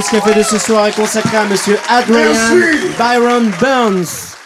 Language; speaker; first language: French; native; French